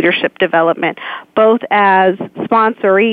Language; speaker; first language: English; native; English